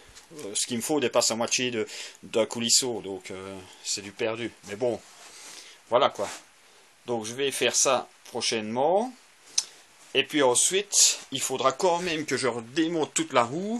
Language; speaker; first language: French; native; French